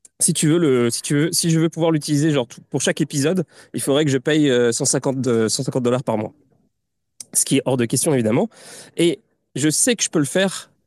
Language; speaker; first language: French; native; French